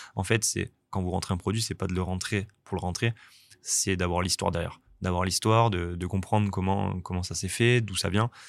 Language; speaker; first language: French; native; French